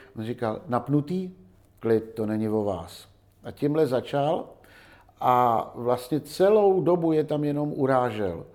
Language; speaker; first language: Czech; native; Czech